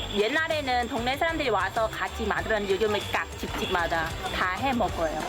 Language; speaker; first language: Korean; non-native, learner; Khmer